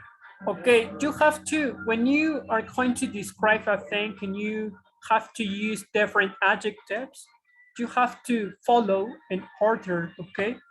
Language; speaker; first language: English; non-native, fluent; Spanish